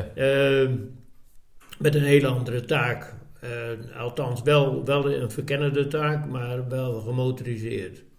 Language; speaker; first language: Dutch; native; Dutch